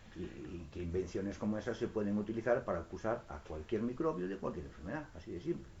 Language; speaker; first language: Spanish; non-native, local second language; Galician